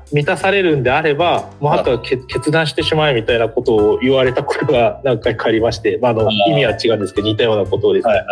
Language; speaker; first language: Japanese; native; Japanese